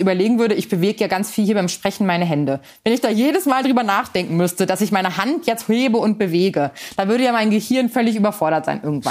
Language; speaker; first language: German; native; German